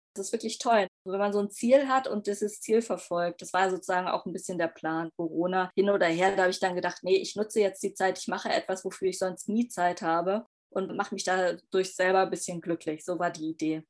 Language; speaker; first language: German; native; German